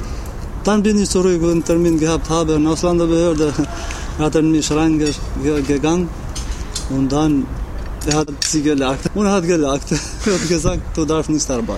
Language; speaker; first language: German; non-native, learner; Albanian